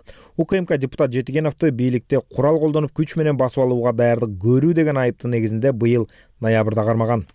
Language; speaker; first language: Kyrgyz; native; Kyrgyz